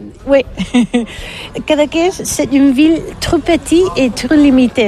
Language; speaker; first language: French; non-native, learner; Catalan